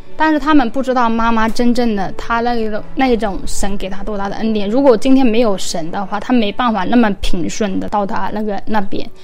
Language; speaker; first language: Chinese; native; Chinese